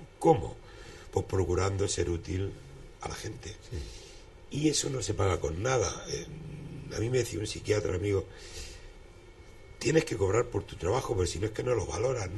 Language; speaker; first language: Spanish; native; Spanish